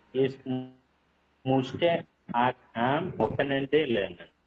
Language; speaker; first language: German; non-native, learner; Tamil